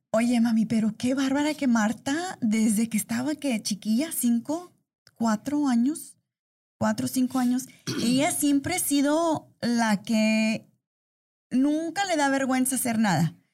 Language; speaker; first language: Spanish; early bilingual, heritage; Spanish